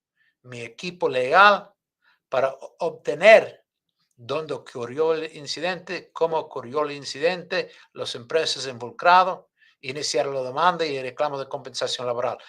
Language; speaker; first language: Spanish; non-native, fluent; English